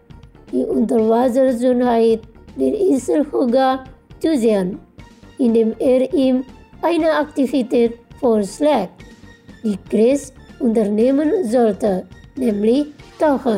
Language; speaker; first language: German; non-native, fluent; Indonesian